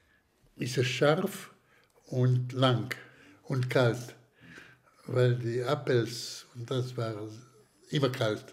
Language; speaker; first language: German; non-native, fluent; Slovak